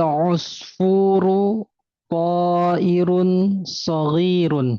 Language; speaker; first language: Arabic; non-native, fluent; Indonesian